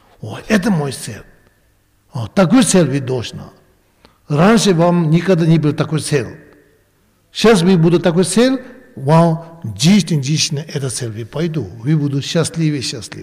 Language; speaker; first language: Russian; non-native, learner; Tibetan